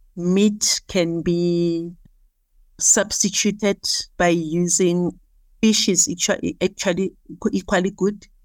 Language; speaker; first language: English; non-native, local second language; Southern Sotho